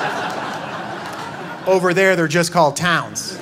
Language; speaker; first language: English; native; English